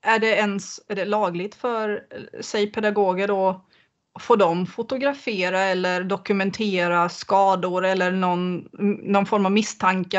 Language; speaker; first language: Swedish; native; Swedish